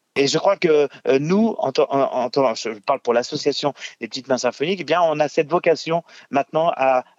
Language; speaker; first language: French; native; French